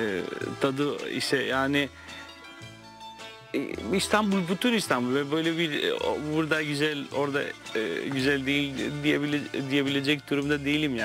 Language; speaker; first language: Turkish; non-native, fluent; Greek